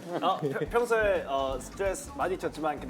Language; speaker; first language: Korean; non-native, fluent; Chinese